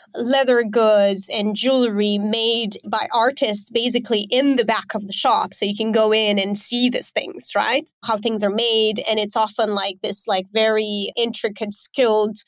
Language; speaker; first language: English; non-native, fluent; Romanian